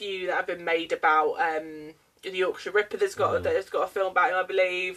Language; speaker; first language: English; native; English